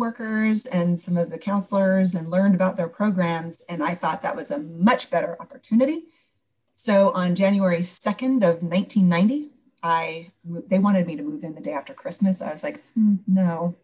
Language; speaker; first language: English; native; English